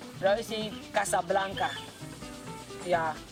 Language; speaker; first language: Dutch; non-native, local second language; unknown